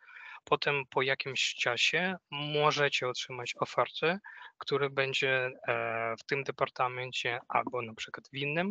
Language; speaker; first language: Polish; non-native, fluent; Ukrainian